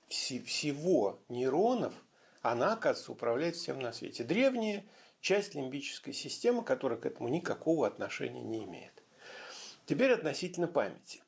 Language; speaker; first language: Russian; native; Russian